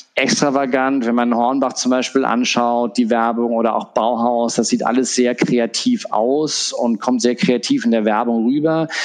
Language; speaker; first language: German; native; German